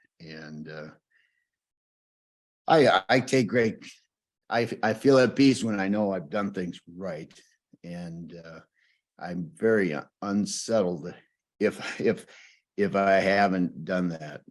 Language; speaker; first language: English; native; English